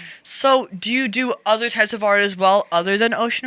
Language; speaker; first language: English; native; English